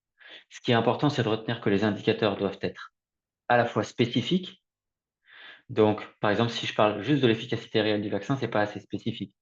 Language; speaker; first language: French; native; French